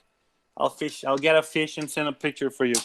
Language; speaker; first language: English; non-native, fluent; Portuguese